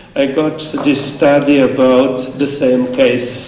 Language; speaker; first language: English; non-native, fluent; Slovenian